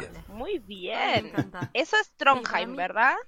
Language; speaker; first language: Spanish; native; Spanish